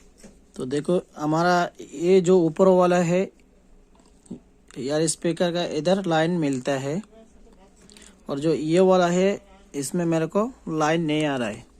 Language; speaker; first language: Hindi; non-native, local second language; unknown